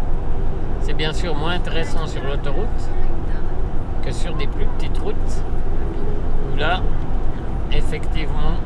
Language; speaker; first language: French; native; French